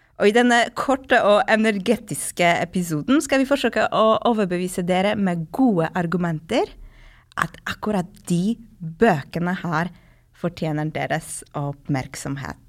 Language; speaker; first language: Norwegian; non-native, fluent; Polish